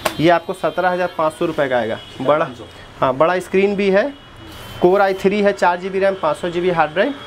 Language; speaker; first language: Hindi; native; Hindi